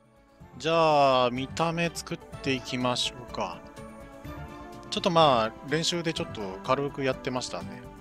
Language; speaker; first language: Japanese; native; Japanese